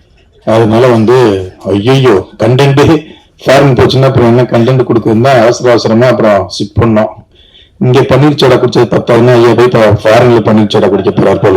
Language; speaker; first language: Tamil; native; Tamil